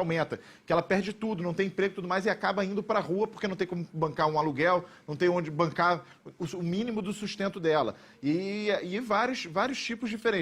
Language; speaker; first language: Portuguese; native; Portuguese